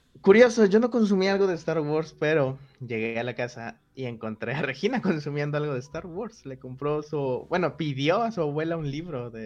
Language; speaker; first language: Spanish; native; Spanish